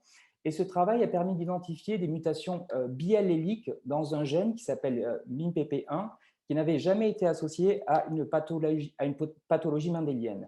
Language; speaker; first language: French; native; French